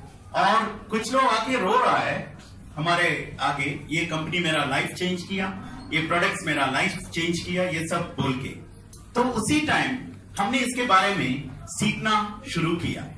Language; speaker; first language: Hindi; non-native, fluent; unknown